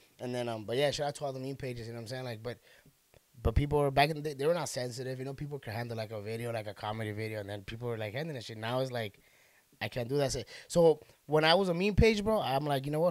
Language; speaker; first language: English; early bilingual, other home language; Spanish